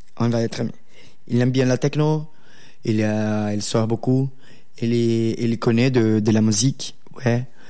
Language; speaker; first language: French; non-native, learner; Portuguese